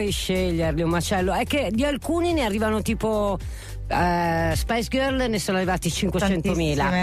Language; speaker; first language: Italian; native; Italian